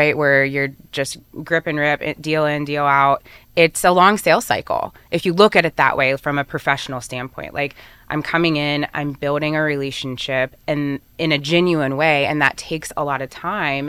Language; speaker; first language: English; native; English